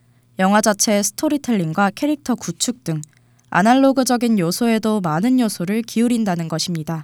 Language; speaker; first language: Korean; native; Korean